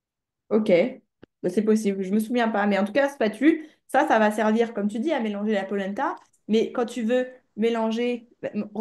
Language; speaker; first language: French; native; French